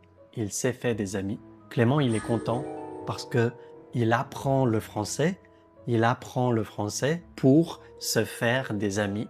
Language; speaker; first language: French; native; French